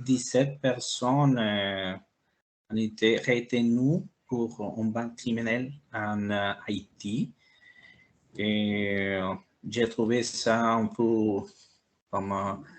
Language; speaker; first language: French; non-native, learner; Spanish